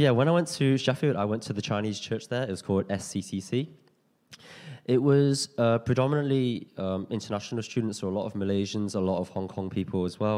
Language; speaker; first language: English; native; English